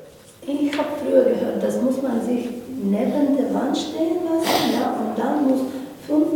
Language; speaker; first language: German; non-native, learner; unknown